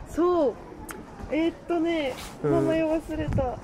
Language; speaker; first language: Japanese; non-native, learner; French